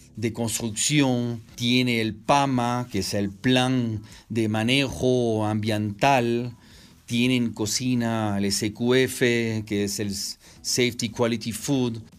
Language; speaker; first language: Spanish; non-native, fluent; French